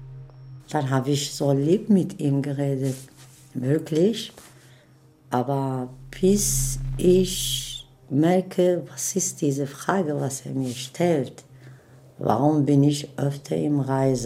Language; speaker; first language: German; non-native, learner; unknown